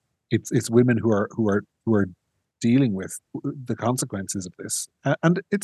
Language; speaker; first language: English; native; English